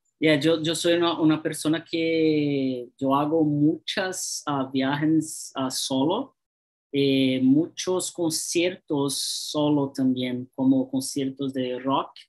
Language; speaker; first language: Spanish; non-native, learner; Portuguese